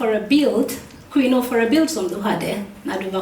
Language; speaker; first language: Swedish; non-native, fluent; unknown